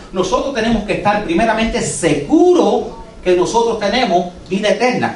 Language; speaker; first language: Spanish; early bilingual, heritage; English